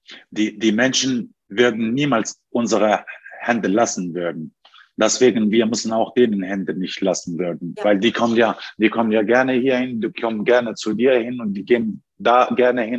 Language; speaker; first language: German; non-native, fluent; Turkish